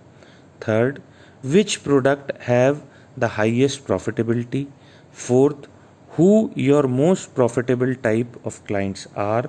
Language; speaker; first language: English; non-native, local second language; Hindi